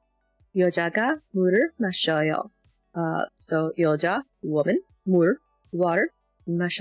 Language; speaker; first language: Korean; non-native, learner; English